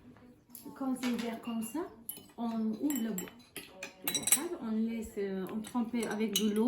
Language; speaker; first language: French; non-native, fluent; Turkish